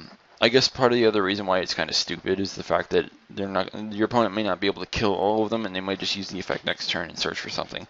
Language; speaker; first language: English; native; English